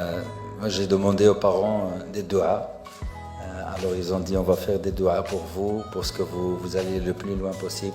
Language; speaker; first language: French; non-native, fluent; Arabic